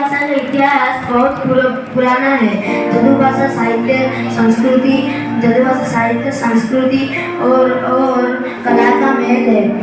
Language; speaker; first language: Hindi; non-native, local second language; Odia